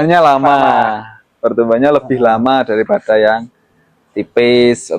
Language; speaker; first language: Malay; non-native, local second language; Javanese